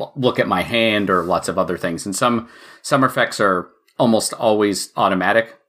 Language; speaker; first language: English; native; English